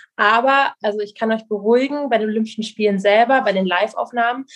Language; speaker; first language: German; native; German